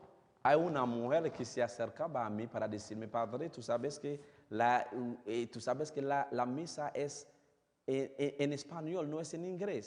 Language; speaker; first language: Spanish; non-native, fluent; Haitian Creole